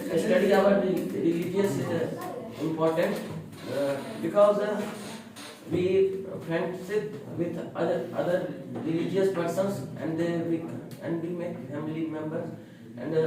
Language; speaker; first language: English; non-native, learner; Hindi